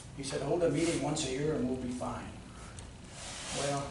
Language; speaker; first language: English; native; English